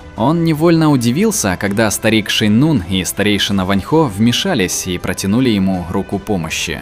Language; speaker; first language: Russian; native; Russian